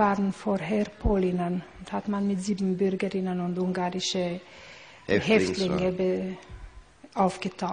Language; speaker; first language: German; non-native, learner; Hungarian